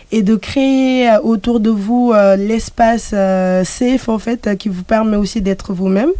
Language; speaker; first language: French; non-native, local second language; Wolof